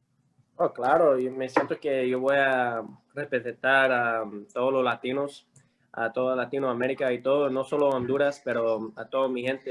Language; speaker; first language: Spanish; early bilingual, heritage; Spanish